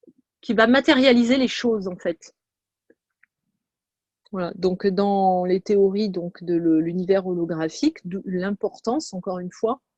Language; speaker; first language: French; native; French